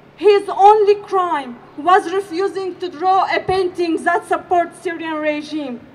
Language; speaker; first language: English; non-native, fluent; Arabic